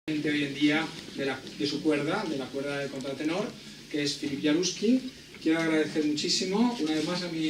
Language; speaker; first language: Spanish; native; Spanish